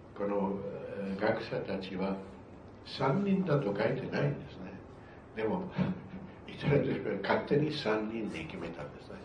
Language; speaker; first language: Japanese; non-native, fluent; Spanish